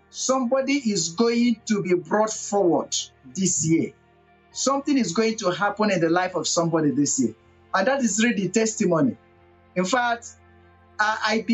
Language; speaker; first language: English; non-native, local second language; Igbo